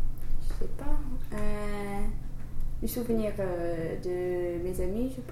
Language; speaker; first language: French; non-native, learner; English